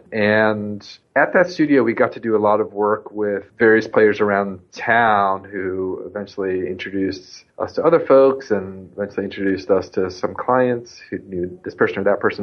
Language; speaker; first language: English; native; English